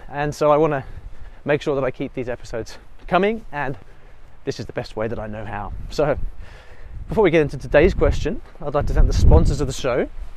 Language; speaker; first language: English; native; English